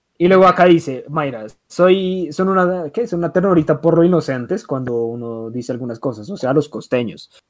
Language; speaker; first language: Spanish; native; Spanish